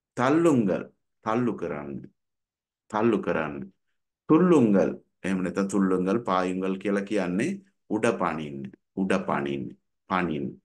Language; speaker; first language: Sinhala; non-native, local second language; Tamil